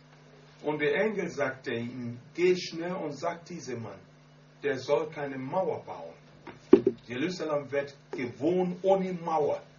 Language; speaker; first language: German; non-native, learner; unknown